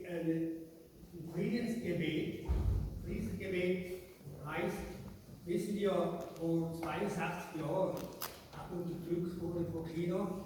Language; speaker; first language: German; non-native, learner; Tibetan